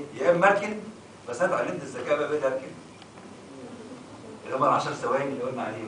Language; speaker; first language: Arabic; native; Arabic